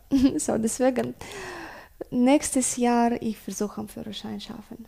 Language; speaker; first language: German; non-native, learner; Russian